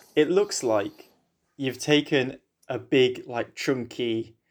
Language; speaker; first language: English; native; English